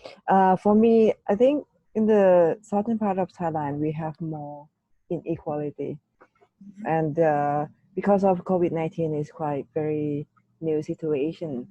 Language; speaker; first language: English; non-native, learner; Thai